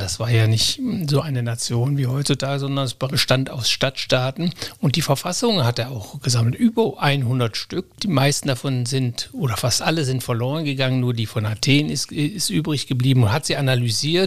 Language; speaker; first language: German; native; German